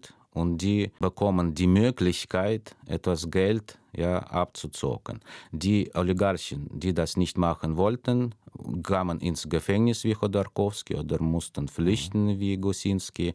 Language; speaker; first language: German; non-native, fluent; Russian